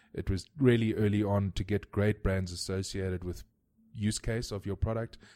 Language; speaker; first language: English; native; English